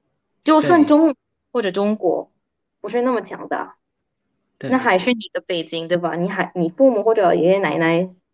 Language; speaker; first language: Chinese; early bilingual, heritage; Chinese